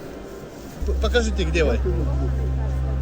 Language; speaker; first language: Russian; non-native, fluent; Lithuanian